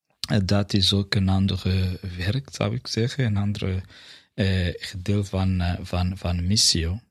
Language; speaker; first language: Dutch; non-native, fluent; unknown